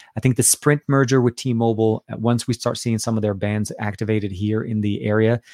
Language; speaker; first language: English; non-native, fluent; Arabic